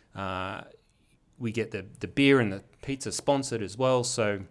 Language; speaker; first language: English; native; English